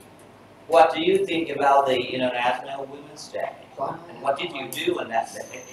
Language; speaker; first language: English; non-native, fluent; Vietnamese